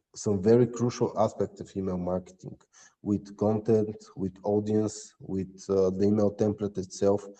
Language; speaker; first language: English; non-native, fluent; Bulgarian